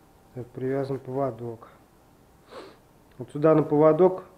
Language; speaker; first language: Russian; native; Russian